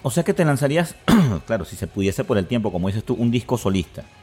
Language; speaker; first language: Spanish; native; Spanish